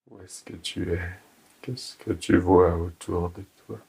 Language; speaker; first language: French; native; French